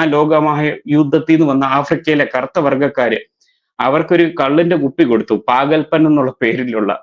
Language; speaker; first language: Malayalam; native; Malayalam